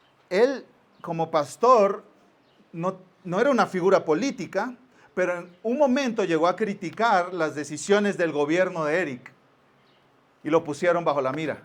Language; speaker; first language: Spanish; native; Spanish